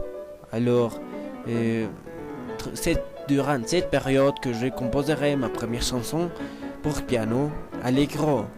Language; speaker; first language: French; non-native, learner; Spanish